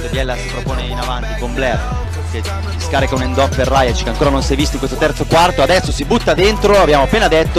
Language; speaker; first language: Italian; native; Italian